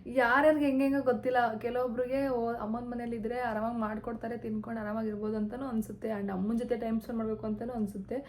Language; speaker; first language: Kannada; native; Kannada